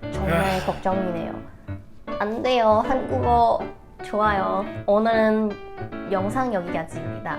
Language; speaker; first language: Korean; non-native, fluent; Cantonese